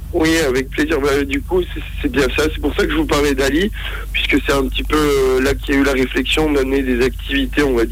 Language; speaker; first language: French; native; French